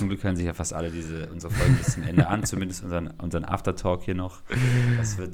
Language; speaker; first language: German; native; German